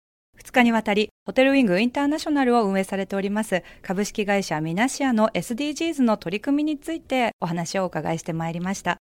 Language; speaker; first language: Japanese; native; Japanese